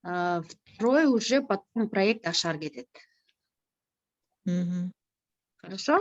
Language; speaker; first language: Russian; non-native, local second language; Kyrgyz